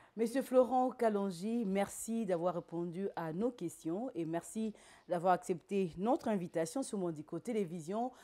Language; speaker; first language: French; non-native, local second language; Lingala